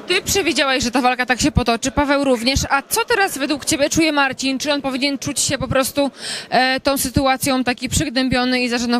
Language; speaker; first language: Polish; native; Polish